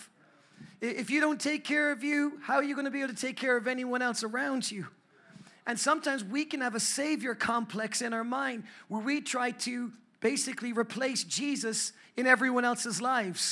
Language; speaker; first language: English; native; English